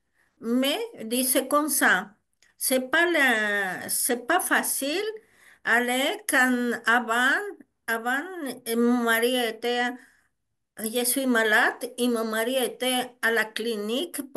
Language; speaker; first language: French; non-native, learner; Spanish